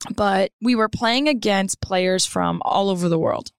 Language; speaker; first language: English; non-native, fluent; French